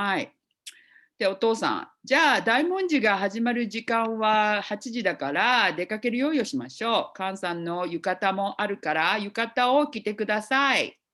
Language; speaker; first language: Japanese; non-native, fluent; English